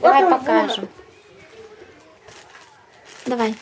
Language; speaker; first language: Russian; native; Russian